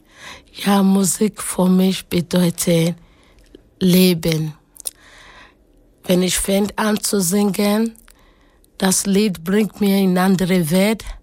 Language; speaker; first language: German; non-native, learner; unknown